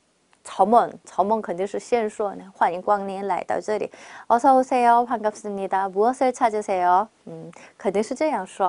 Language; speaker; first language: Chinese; non-native, fluent; Korean